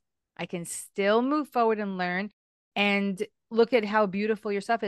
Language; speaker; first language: English; native; English